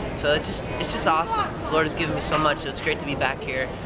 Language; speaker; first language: English; native; English